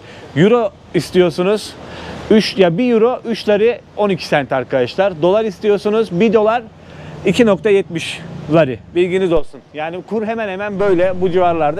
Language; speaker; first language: Turkish; native; Turkish